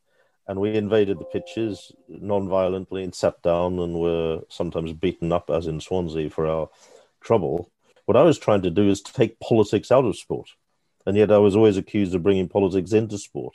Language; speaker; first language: English; native; English